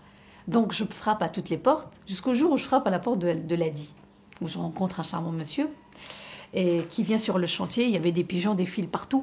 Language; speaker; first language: French; native; French